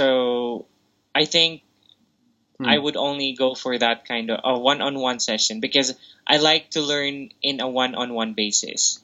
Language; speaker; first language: English; non-native, local second language; Filipino